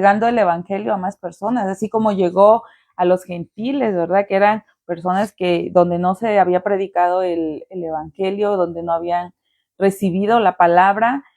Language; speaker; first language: Spanish; native; Spanish